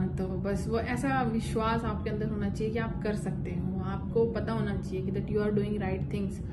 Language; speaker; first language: Hindi; native; Hindi